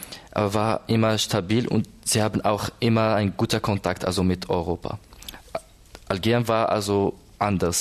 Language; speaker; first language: German; non-native, learner; Arabic